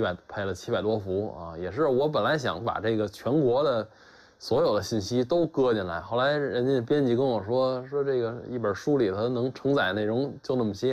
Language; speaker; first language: Chinese; native; Chinese